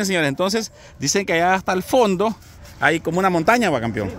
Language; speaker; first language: Spanish; native; Spanish